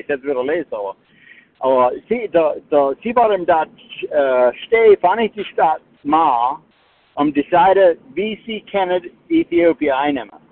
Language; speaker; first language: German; early bilingual, heritage; Pennsylvania German